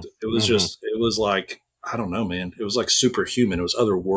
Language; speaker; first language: English; native; English